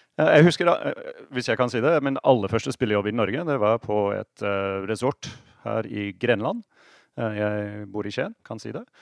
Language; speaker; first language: Norwegian; non-native, fluent; English